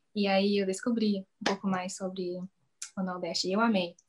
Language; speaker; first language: Portuguese; non-native, fluent; English